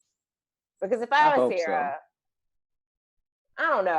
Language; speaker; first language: English; native; English